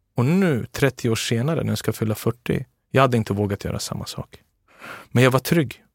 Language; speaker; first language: Swedish; early bilingual, other home language; Serbian